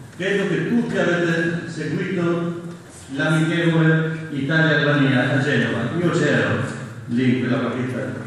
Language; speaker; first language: Italian; non-native, fluent; Albanian